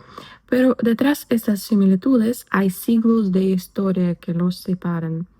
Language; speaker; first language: Spanish; non-native, fluent; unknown